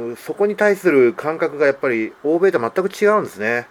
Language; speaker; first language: Japanese; native; Japanese